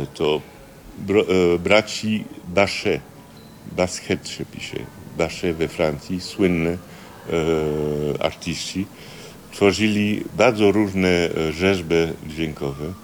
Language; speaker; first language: Polish; early bilingual, heritage; Polish